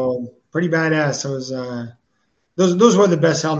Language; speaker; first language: English; non-native, fluent; French